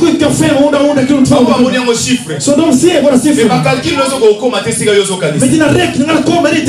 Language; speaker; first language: Swedish; non-native, fluent; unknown